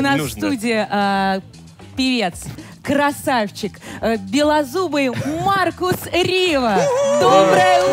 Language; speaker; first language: Russian; native; Russian